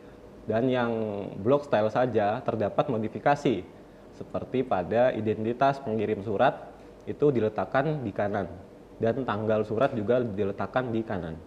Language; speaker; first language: Indonesian; native; Indonesian